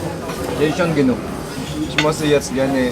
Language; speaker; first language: German; non-native, learner; Filipino